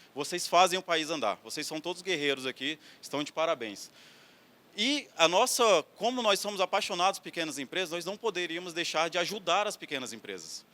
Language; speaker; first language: Portuguese; native; Portuguese